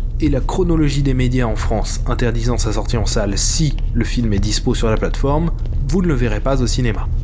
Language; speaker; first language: French; native; French